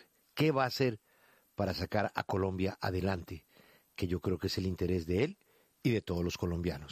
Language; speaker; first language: Spanish; native; Spanish